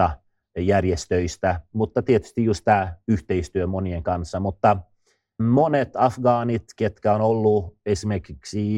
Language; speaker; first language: Finnish; non-native, fluent; Swedish